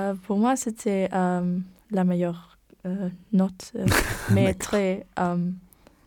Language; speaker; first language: French; non-native, learner; German